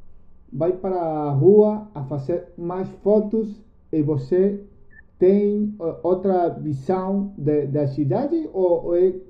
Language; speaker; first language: Portuguese; non-native, learner; Spanish